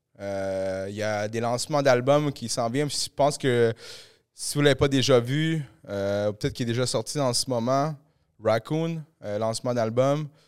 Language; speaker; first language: French; native; French